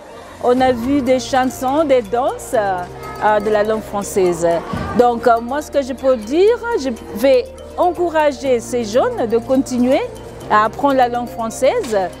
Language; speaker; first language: French; non-native, fluent; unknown